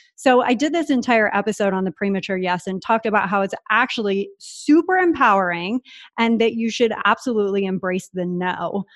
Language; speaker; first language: English; native; English